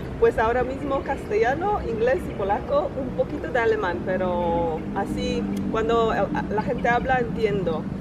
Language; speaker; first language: Spanish; non-native, fluent; Polish